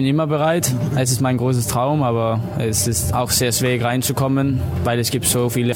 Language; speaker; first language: German; non-native, learner; Danish